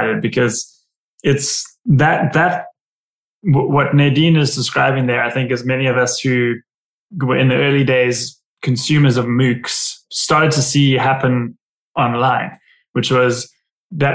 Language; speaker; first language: English; native; English